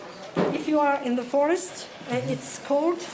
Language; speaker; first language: English; non-native, learner; Italian